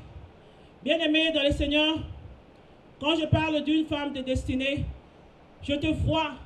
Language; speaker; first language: French; non-native, local second language; Lingala